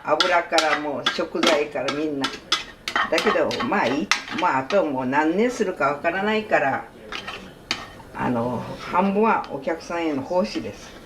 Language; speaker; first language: Japanese; native; Japanese